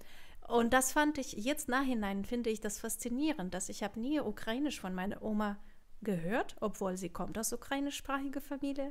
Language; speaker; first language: German; non-native, fluent; Russian